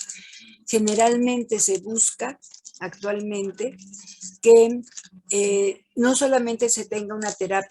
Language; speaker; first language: Spanish; native; Spanish